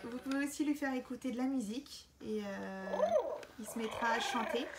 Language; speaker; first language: French; native; French